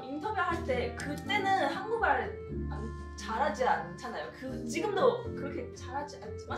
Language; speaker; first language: Korean; non-native, fluent; Chinese